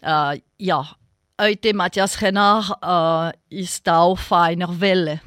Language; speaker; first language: German; non-native, local second language; French